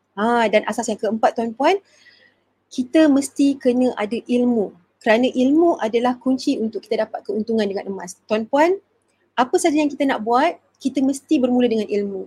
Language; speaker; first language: Malay; native; Malay